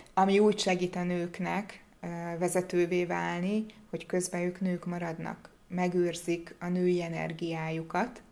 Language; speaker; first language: Hungarian; native; Hungarian